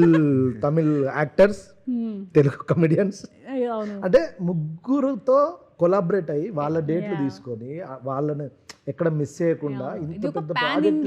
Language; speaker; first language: Telugu; native; Telugu